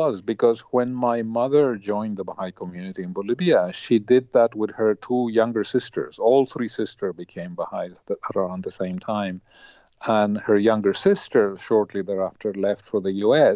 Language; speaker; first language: English; non-native, fluent; Spanish